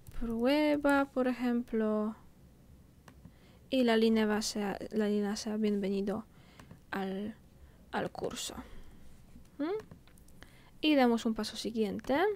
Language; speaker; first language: Spanish; non-native, fluent; Polish